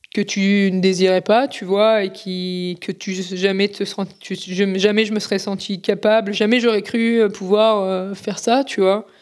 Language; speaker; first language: French; native; French